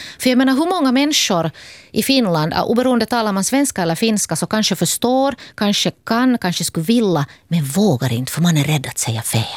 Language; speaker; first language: Swedish; native; Swedish